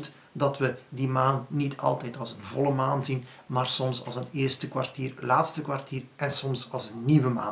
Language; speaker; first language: Dutch; native; Dutch